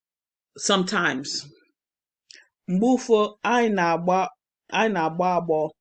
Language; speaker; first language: Igbo; non-native, learner; English